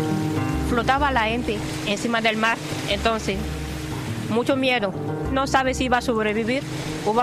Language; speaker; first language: Spanish; non-native, learner; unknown